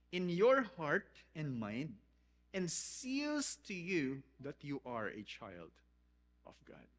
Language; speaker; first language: English; non-native, local second language; Filipino